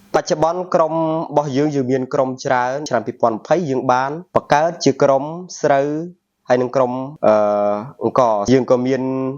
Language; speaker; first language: Khmer; non-native, local second language; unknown